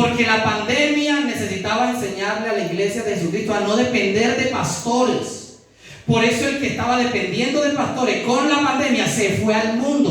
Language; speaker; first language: Spanish; native; Spanish